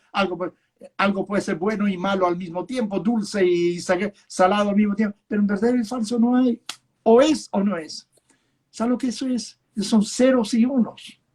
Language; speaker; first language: Spanish; early bilingual, other home language; Yiddish